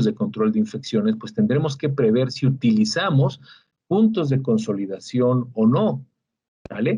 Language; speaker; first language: Spanish; native; Spanish